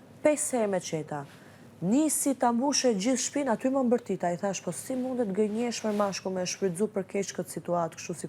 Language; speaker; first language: Albanian; native; Albanian